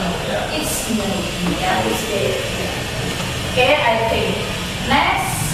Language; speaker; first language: English; non-native, learner; Indonesian